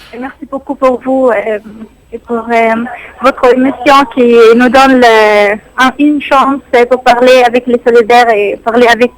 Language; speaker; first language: French; non-native, learner; Arabic